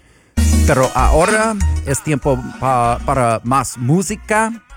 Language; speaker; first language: Spanish; non-native, learner; English